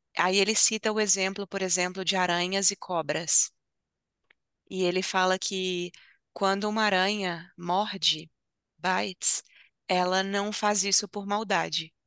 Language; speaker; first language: Portuguese; native; Portuguese